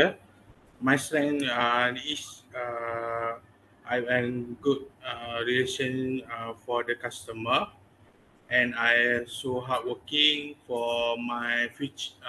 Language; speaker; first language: English; non-native, learner; Malay